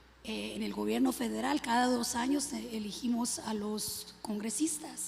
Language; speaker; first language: Spanish; early bilingual, other home language; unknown